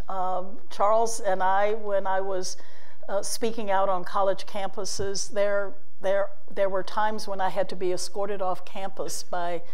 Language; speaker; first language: English; native; English